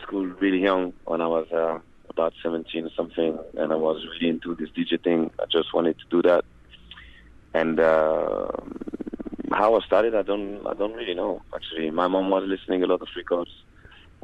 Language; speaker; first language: English; non-native, fluent; French